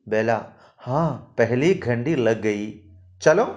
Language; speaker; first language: Hindi; non-native, local second language; Malayalam